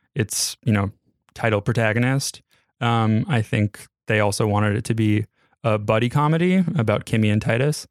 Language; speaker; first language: English; native; English